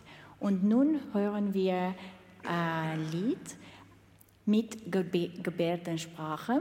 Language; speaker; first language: German; non-native, fluent; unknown